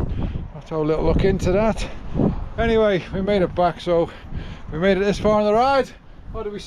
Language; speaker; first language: English; native; English